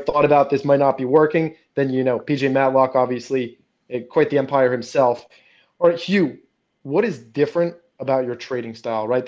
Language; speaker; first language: English; native; English